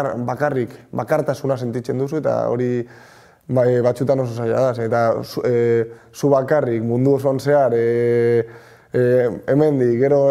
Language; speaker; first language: Basque; non-native, local second language; Spanish